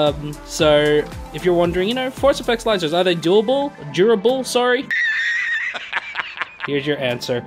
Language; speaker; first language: English; native; English